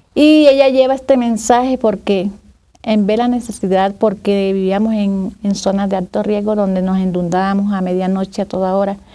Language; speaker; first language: Spanish; native; Spanish